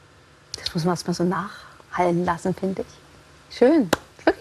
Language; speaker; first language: German; native; German